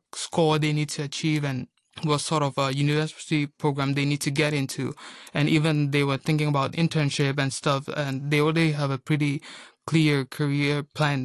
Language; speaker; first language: English; non-native, local second language; Urdu